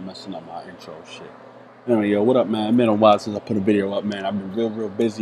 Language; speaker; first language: English; native; English